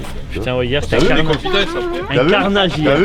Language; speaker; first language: French; native; French